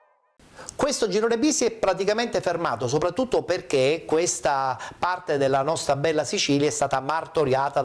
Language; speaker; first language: Italian; native; Italian